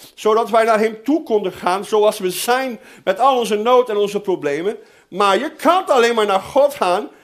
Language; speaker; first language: Dutch; non-native, fluent; Portuguese